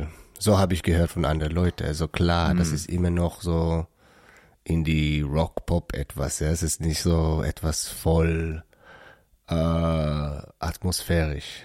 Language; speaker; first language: German; non-native, learner; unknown